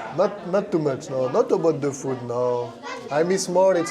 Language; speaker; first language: English; non-native, fluent; French